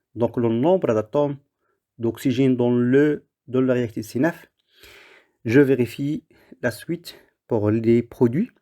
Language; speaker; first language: French; non-native, local second language; Arabic